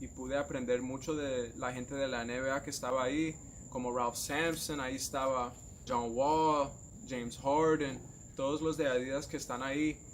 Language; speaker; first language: Spanish; native; Spanish